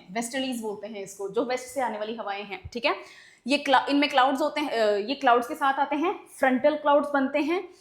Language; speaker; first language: Hindi; native; Hindi